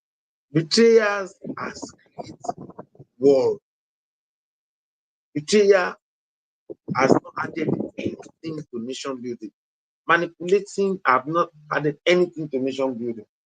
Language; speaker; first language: English; non-native, local second language; Yoruba